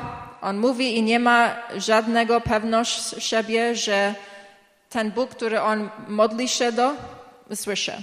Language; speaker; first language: Polish; early bilingual, heritage; English